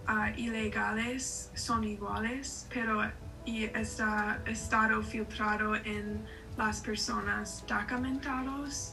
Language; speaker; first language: Spanish; non-native, learner; English